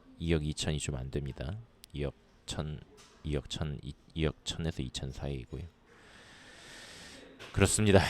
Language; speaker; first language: Korean; native; Korean